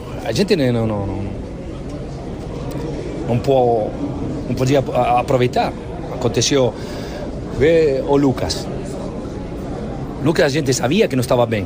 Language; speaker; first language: Portuguese; non-native, fluent; Spanish